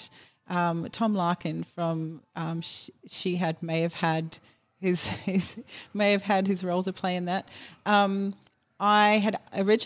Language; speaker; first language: English; native; English